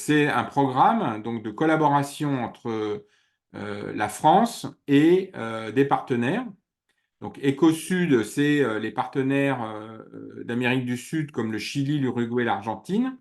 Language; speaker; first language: French; native; French